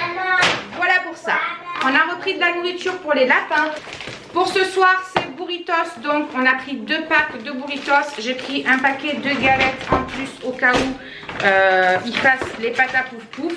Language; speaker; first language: French; native; French